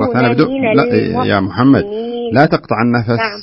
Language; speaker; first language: Arabic; native; Arabic